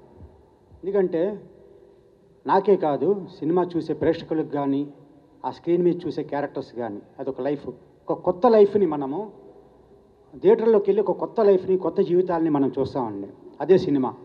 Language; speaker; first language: Telugu; native; Telugu